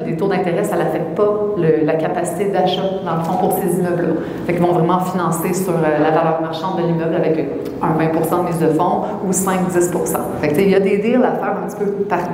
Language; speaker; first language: French; native; French